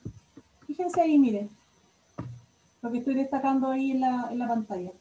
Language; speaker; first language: Spanish; native; Spanish